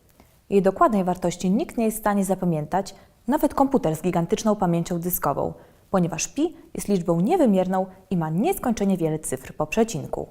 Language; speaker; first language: Polish; native; Polish